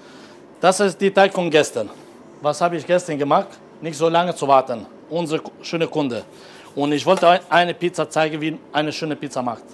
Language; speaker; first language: German; non-native, learner; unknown